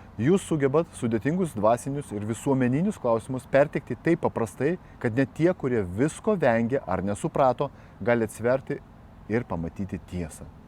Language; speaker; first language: Lithuanian; non-native, local second language; Russian